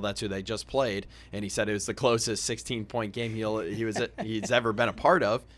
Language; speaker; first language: English; native; English